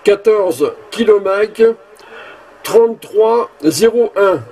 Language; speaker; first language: English; non-native, learner; French